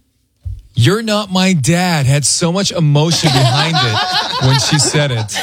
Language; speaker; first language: English; native; English